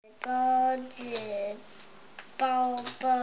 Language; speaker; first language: Chinese; early bilingual, heritage; Chinese